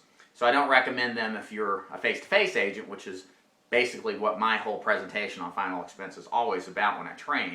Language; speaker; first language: English; native; English